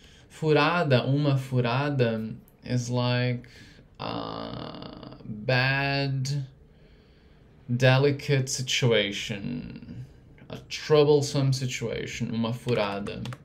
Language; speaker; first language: Portuguese; native; Portuguese